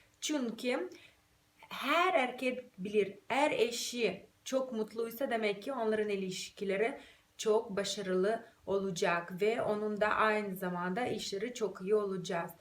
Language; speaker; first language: Turkish; non-native, fluent; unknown